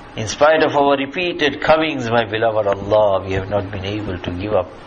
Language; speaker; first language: English; early bilingual, other home language; Urdu